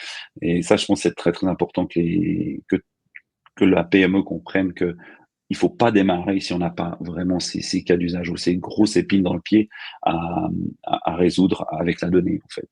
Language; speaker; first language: French; native; French